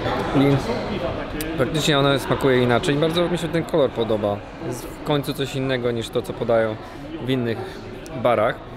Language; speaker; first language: Polish; native; Polish